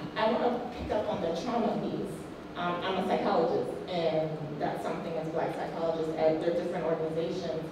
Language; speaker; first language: English; native; English